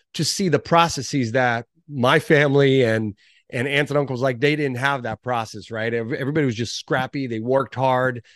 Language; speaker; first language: English; early bilingual, other home language; Portuguese